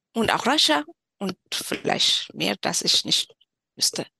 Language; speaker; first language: German; non-native, fluent; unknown